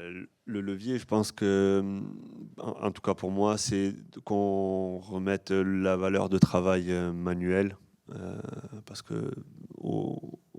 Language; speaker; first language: French; native; French